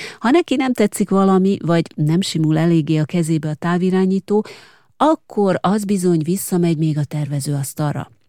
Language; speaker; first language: Hungarian; native; Hungarian